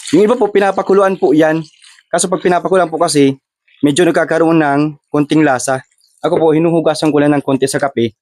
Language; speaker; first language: Filipino; native; Filipino